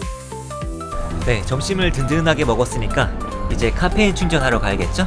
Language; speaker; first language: Korean; native; Korean